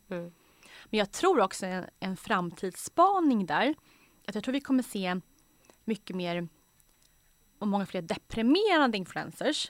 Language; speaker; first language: Swedish; native; Swedish